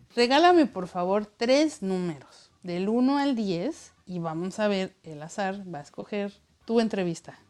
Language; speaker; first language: Spanish; native; Spanish